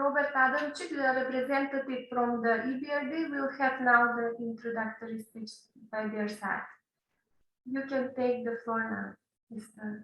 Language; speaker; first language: English; non-native, fluent; Macedonian